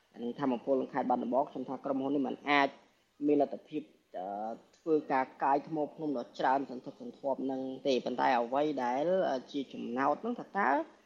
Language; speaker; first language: Khmer; native; Khmer